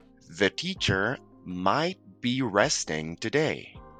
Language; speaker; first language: English; non-native, fluent; Spanish